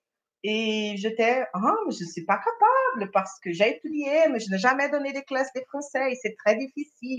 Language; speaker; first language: French; non-native, fluent; Portuguese